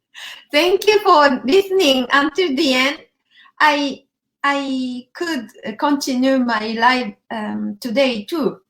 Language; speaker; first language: English; non-native, learner; Japanese